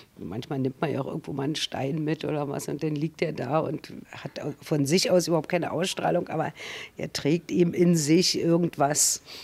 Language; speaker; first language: German; native; German